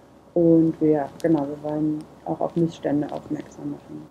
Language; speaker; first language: German; native; German